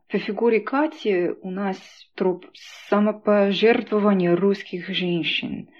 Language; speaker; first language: Russian; non-native, fluent; English